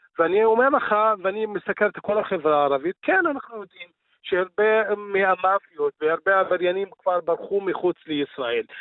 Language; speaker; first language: Hebrew; non-native, local second language; Arabic